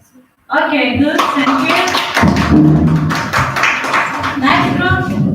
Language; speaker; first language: English; non-native, fluent; Uzbek